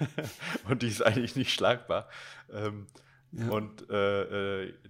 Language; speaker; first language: German; native; German